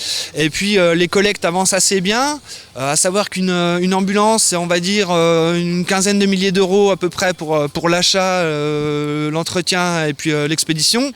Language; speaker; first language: French; native; French